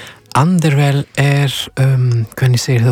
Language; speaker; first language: Icelandic; non-native, fluent; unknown